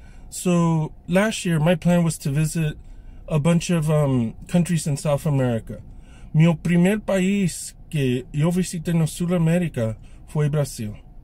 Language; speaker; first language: Portuguese; non-native, learner; English